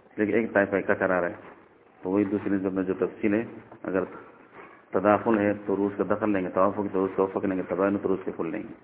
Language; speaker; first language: Urdu; non-native, local second language; Northern Hindko